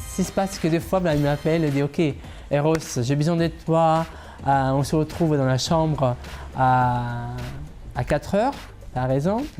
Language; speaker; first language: French; non-native, fluent; Italian